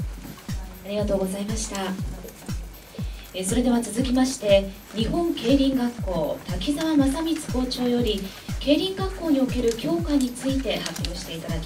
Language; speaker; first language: Japanese; native; Japanese